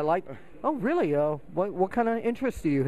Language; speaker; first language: English; native; English